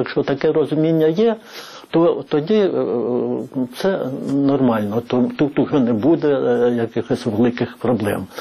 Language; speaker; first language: Ukrainian; native; Ukrainian